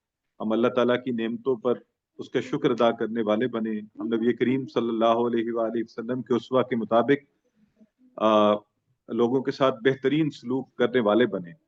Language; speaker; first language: Urdu; native; Urdu